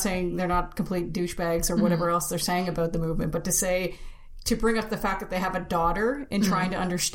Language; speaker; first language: English; native; English